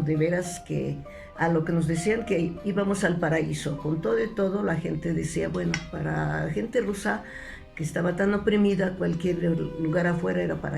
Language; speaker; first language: Spanish; non-native, fluent; Russian